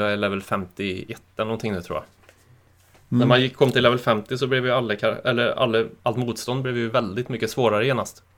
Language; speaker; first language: Swedish; native; Swedish